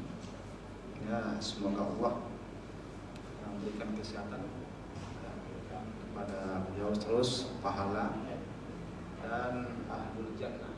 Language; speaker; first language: Indonesian; native; Indonesian